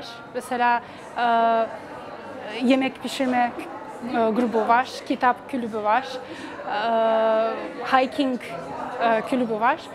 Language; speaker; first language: Turkish; non-native, fluent; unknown